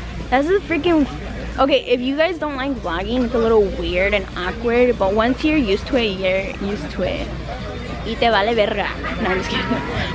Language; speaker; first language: English; early bilingual, other home language; Spanish